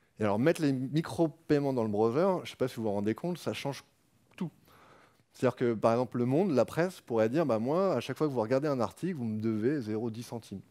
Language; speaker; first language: French; native; French